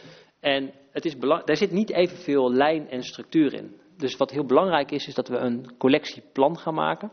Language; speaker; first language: Dutch; native; Dutch